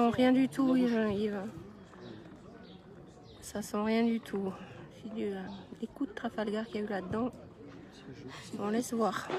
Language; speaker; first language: French; native; French